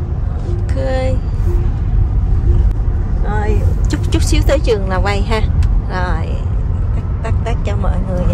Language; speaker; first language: Vietnamese; native; Vietnamese